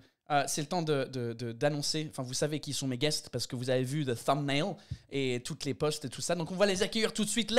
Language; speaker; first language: French; non-native, fluent; English